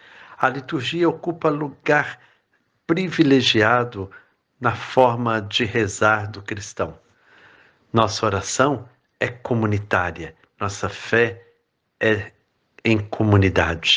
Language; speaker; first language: Portuguese; native; Portuguese